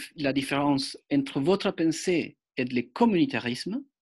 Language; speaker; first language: French; non-native, fluent; Spanish